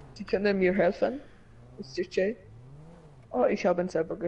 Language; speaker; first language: German; non-native, learner; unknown